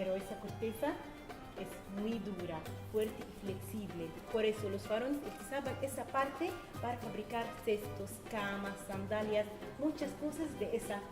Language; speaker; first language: Spanish; non-native, fluent; Arabic